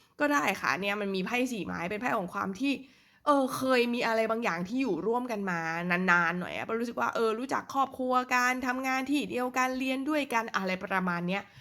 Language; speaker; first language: Thai; native; Thai